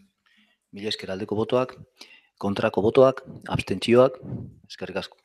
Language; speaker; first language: Basque; non-native, local second language; Spanish